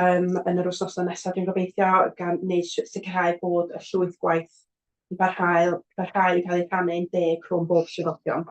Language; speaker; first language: Welsh; native; Welsh